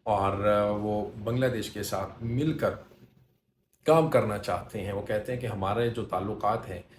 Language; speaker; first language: Urdu; native; Urdu